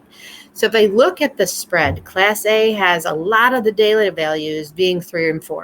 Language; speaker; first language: English; native; English